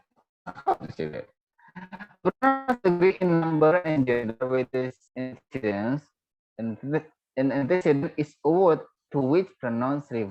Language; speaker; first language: English; non-native, learner; Indonesian